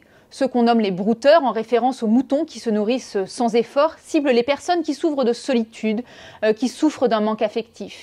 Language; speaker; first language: French; native; French